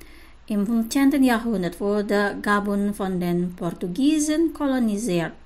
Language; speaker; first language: German; non-native, fluent; Indonesian